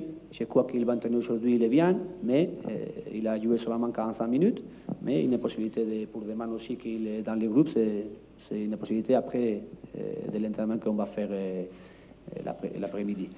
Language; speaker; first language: French; non-native, learner; Spanish